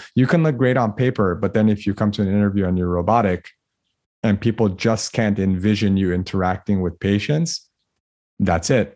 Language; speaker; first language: English; early bilingual, other home language; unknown